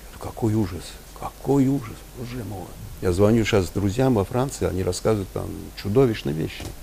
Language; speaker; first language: Russian; non-native, local second language; Armenian